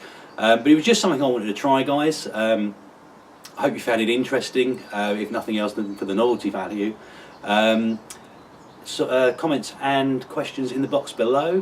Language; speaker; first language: English; native; English